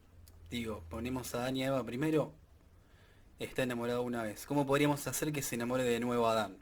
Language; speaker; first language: Spanish; native; Spanish